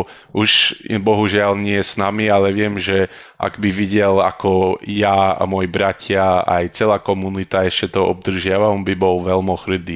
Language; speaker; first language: Slovak; early bilingual, heritage; Slovak